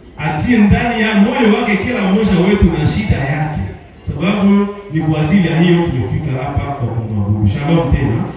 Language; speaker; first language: Swahili; non-native, local second language; Nande